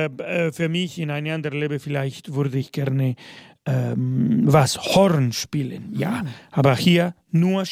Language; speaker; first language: German; non-native, fluent; Spanish